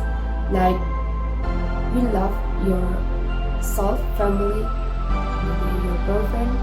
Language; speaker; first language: English; non-native, fluent; Indonesian